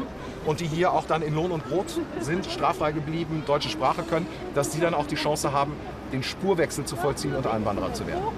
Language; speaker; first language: German; native; German